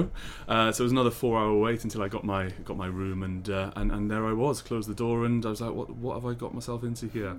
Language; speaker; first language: English; native; English